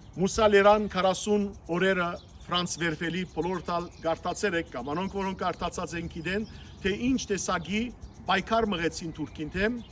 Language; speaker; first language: Armenian; native; Armenian